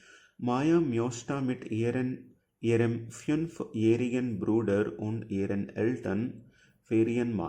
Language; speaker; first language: German; non-native, fluent; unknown